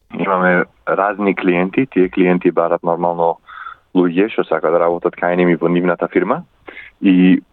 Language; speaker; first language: Macedonian; early bilingual, heritage; Macedonian